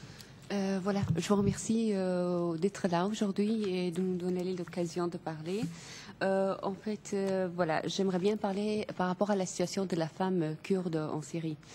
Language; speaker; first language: French; non-native, fluent; Kurdish